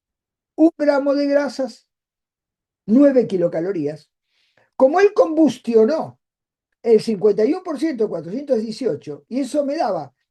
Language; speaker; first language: Spanish; native; Spanish